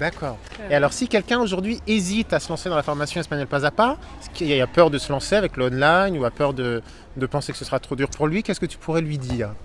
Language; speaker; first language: French; native; French